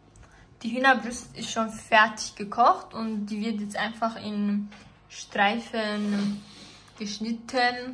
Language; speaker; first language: German; early bilingual, other home language; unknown